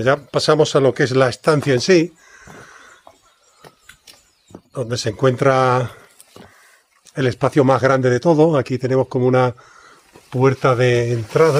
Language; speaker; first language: Spanish; native; Spanish